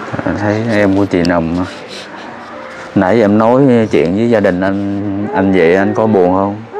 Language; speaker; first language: Vietnamese; native; Vietnamese